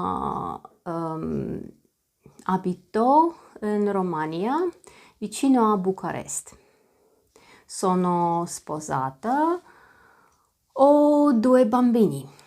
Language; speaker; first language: Italian; non-native, learner; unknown